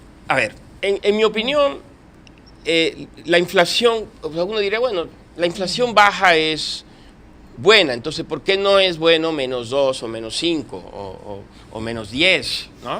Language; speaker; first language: Spanish; native; Spanish